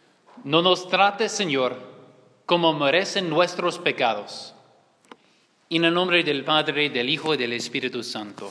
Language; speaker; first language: Spanish; non-native, learner; English